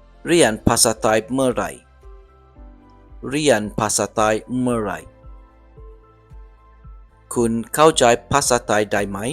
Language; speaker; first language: Thai; non-native, learner; English